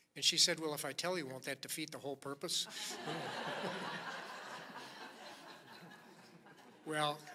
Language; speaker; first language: English; native; English